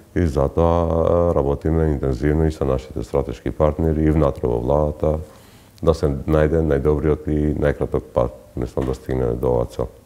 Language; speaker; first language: Macedonian; non-native, local second language; Albanian